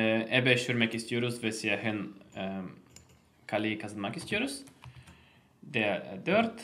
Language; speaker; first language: Turkish; non-native, fluent; Russian